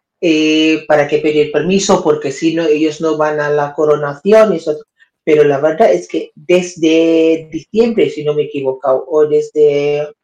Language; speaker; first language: Spanish; non-native, learner; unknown